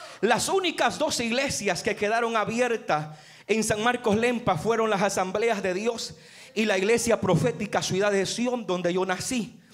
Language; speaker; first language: Spanish; native; Spanish